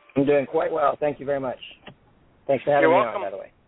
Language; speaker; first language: English; native; English